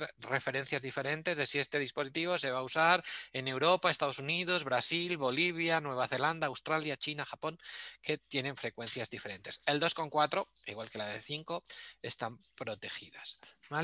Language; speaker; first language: Spanish; native; Spanish